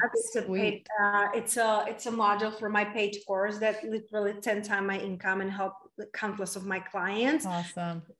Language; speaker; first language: English; non-native, fluent; Czech